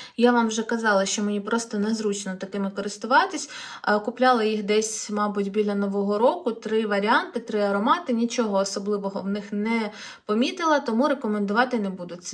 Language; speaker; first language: Ukrainian; non-native, local second language; Russian